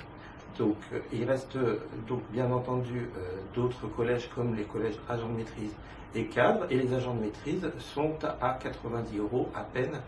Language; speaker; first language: French; native; French